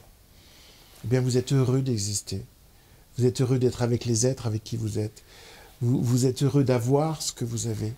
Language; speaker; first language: French; native; French